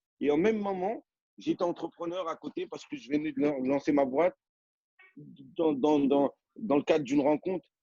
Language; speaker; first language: French; native; French